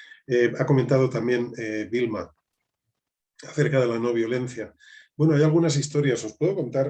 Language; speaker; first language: Spanish; native; Spanish